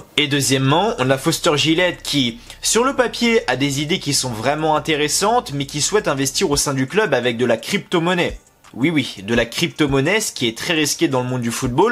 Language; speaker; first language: French; native; French